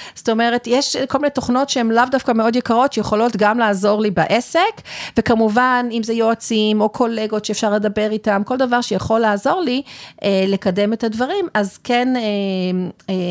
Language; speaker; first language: Hebrew; native; Hebrew